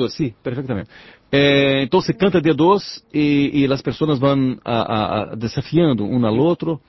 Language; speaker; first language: Spanish; non-native, learner; Portuguese